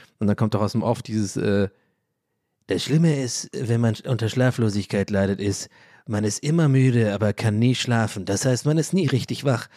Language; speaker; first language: German; early bilingual, other home language; English